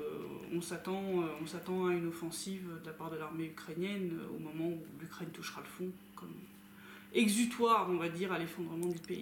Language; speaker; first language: French; native; French